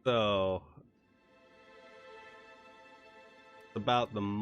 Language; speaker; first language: English; native; English